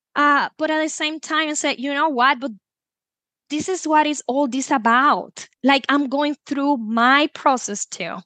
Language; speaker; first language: English; non-native, fluent; Spanish